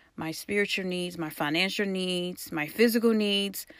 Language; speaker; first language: English; early bilingual, other home language; Haitian Creole